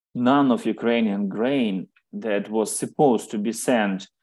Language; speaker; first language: English; non-native, fluent; Ukrainian